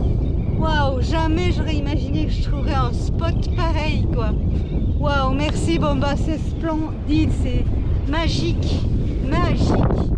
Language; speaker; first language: French; native; French